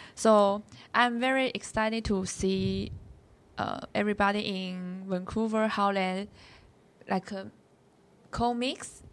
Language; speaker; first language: English; non-native, learner; Chinese